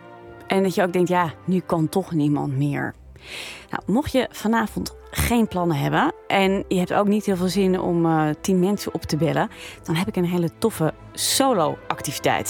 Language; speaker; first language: Dutch; native; Dutch